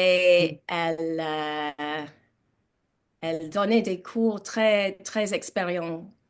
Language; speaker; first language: French; non-native, learner; English